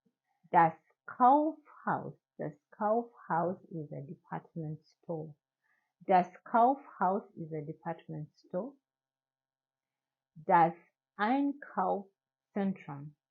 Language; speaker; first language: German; non-native, learner; English